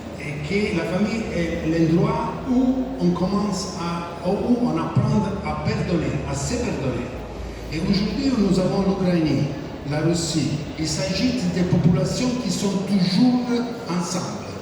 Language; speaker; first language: French; non-native, fluent; Italian